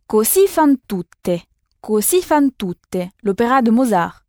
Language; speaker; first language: Italian; non-native, fluent; French